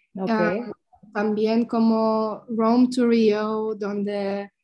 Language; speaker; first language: Spanish; non-native, learner; Polish